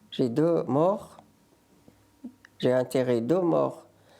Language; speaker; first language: French; non-native, learner; Riffian